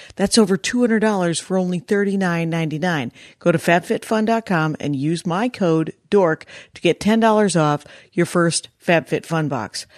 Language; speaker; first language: English; native; English